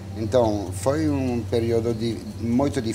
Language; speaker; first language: Portuguese; non-native, fluent; French